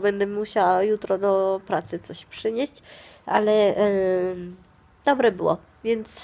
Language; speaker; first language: Polish; non-native, fluent; Italian